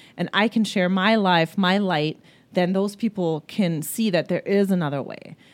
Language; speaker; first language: English; early bilingual, other home language; German